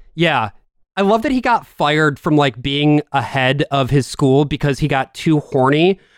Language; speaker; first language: English; native; English